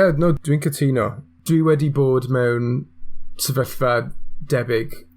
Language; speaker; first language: Welsh; non-native, local second language; English